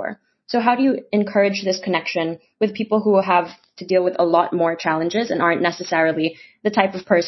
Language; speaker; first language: English; non-native, local second language; Filipino